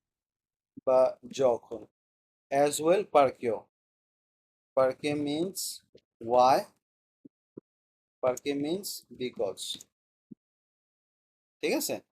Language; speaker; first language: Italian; non-native, learner; Bangla